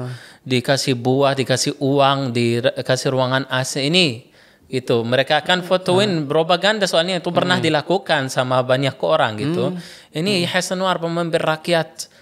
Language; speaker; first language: Indonesian; non-native, fluent; Arabic